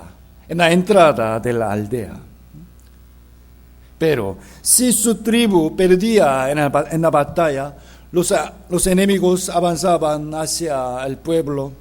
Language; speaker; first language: Spanish; non-native, fluent; Korean